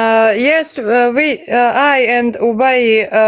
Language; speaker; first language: English; non-native, learner; Bosnian